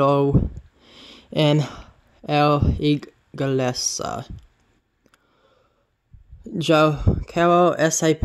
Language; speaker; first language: Spanish; non-native, learner; English